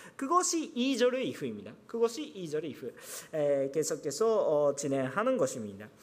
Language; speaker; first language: Korean; non-native, fluent; Japanese